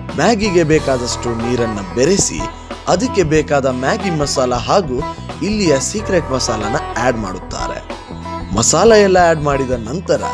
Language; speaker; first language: Kannada; non-native, local second language; Tulu